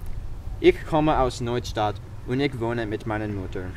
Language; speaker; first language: German; non-native, learner; English